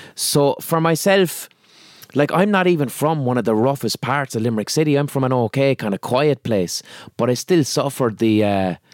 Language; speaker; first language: English; native; English